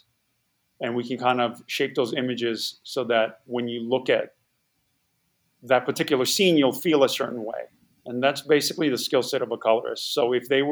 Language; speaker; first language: English; native; English